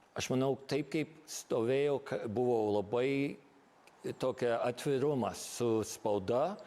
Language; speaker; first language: Lithuanian; early bilingual, heritage; Lithuanian